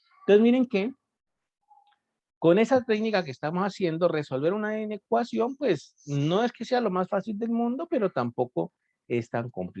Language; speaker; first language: Spanish; native; Spanish